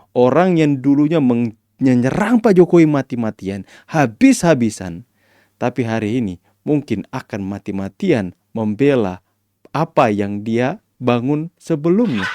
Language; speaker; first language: Indonesian; native; Indonesian